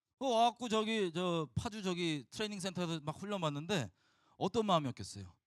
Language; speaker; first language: Korean; native; Korean